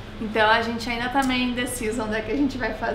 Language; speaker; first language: Portuguese; native; Portuguese